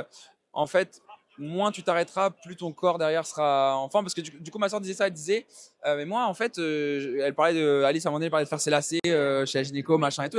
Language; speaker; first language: French; native; French